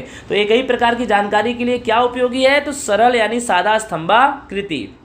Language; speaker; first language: Hindi; non-native, local second language; Gujarati